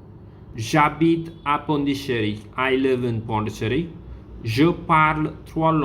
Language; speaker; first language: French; non-native, fluent; Tamil